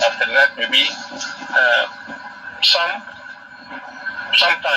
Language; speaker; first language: English; non-native, learner; Arabic